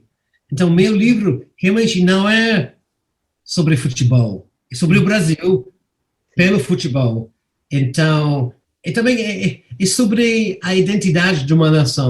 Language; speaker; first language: Portuguese; non-native, fluent; English